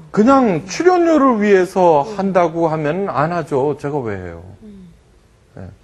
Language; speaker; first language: Korean; early bilingual, heritage; Korean